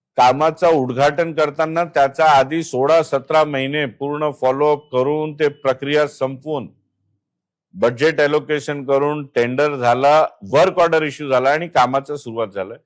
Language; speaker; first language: Marathi; non-native, local second language; Gujarati